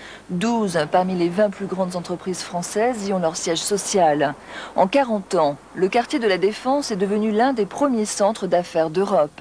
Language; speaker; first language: French; native; French